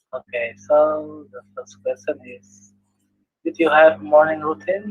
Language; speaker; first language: English; non-native, learner; Indonesian